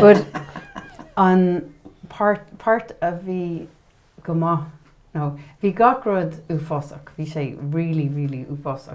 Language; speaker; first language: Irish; non-native, learner; English